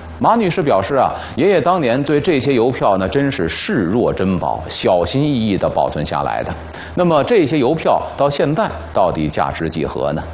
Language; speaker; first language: Chinese; native; Chinese